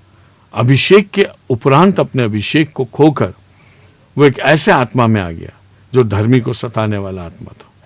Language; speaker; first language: Hindi; native; Hindi